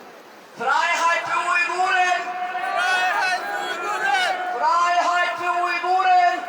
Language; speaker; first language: German; native; German